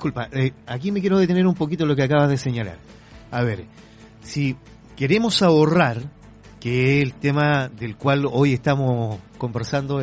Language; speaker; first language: Spanish; native; Spanish